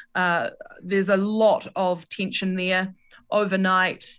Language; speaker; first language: English; native; English